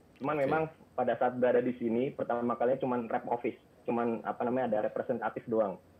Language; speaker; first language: Indonesian; native; Indonesian